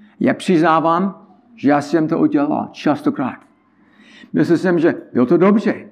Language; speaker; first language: Czech; non-native, learner; English